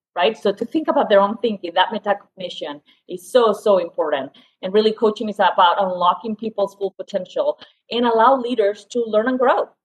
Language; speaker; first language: English; non-native, fluent; Spanish